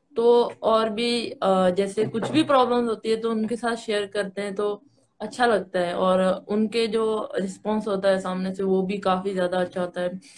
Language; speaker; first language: Hindi; native; Hindi